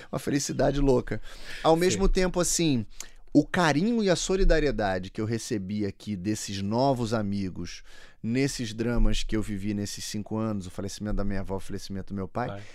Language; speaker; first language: Portuguese; native; Portuguese